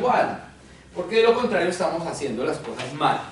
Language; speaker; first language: Spanish; native; Spanish